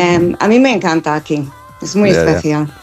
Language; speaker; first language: Spanish; non-native, learner; English